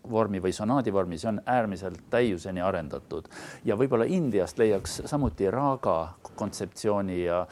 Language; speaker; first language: Estonian; native; Estonian